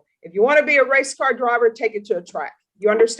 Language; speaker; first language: English; native; English